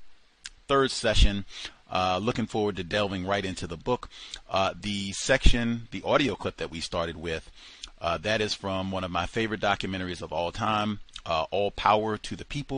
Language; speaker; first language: English; native; English